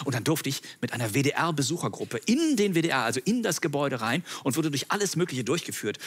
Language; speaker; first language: German; native; German